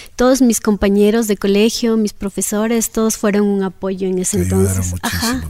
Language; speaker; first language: Spanish; native; Spanish